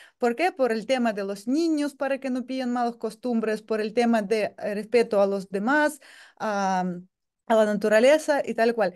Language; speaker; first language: Spanish; non-native, fluent; Russian